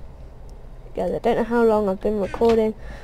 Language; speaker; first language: English; native; English